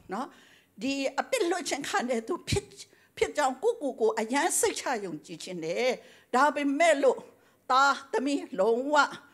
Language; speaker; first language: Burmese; non-native, local second language; Tedim Chin